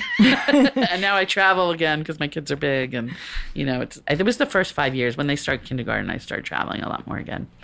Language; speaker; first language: English; native; English